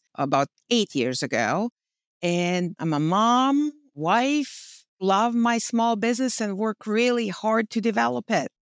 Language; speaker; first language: English; non-native, fluent; Bosnian